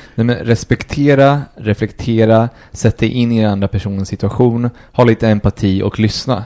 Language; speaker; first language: Swedish; native; Swedish